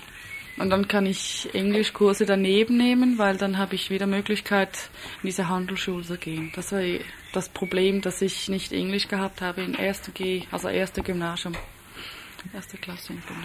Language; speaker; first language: German; non-native, fluent; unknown